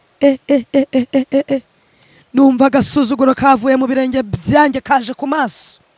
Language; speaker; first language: Kinyarwanda; early bilingual, other home language; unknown